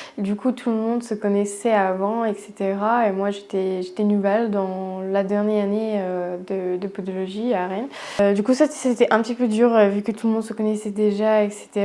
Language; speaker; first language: French; non-native, fluent; English